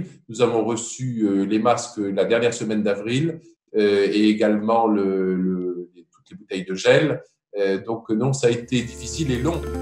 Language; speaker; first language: French; native; French